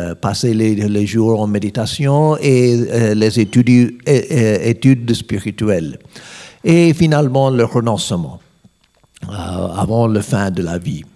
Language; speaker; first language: French; non-native, learner; English